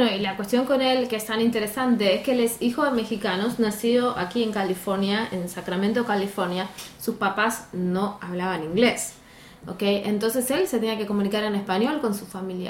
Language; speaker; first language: Spanish; native; Spanish